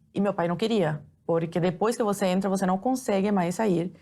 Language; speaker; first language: Portuguese; early bilingual, other home language; Spanish